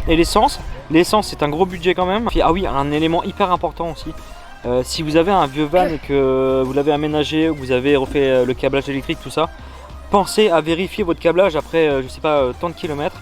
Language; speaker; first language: French; native; French